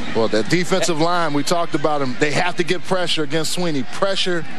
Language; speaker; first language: English; native; English